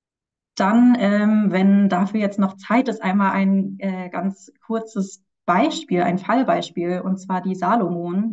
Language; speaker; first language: German; native; German